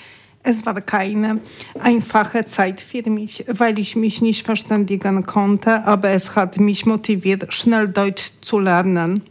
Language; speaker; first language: German; non-native, learner; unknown